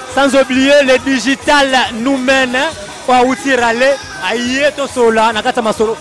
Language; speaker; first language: French; non-native, local second language; Lingala